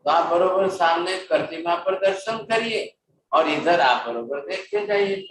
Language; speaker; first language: Hindi; non-native, local second language; Gujarati